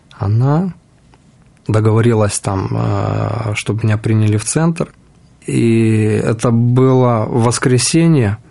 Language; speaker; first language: Russian; native; Russian